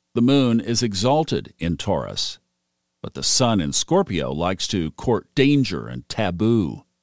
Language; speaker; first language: English; native; English